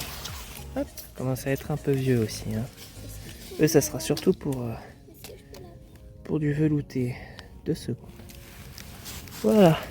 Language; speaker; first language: French; native; French